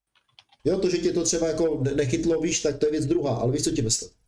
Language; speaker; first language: Czech; native; Czech